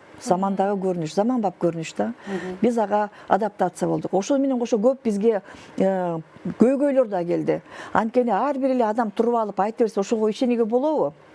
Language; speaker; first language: Kyrgyz; native; Kyrgyz